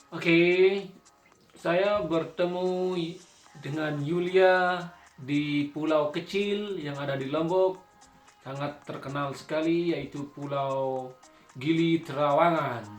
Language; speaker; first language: Indonesian; non-native, local second language; Sasak